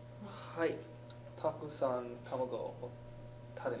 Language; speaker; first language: Japanese; non-native, learner; English